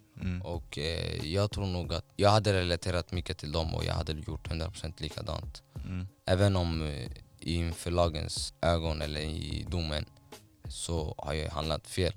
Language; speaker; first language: Swedish; non-native, fluent; Somali